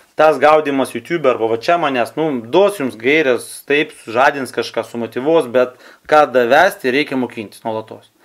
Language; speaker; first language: Lithuanian; non-native, local second language; Russian